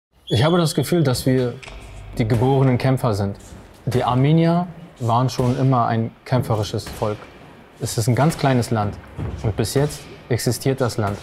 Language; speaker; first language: German; early bilingual, other home language; Armenian